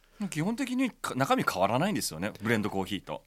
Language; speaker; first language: Japanese; native; Japanese